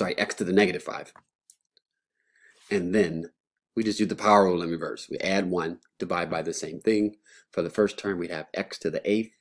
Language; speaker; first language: English; native; English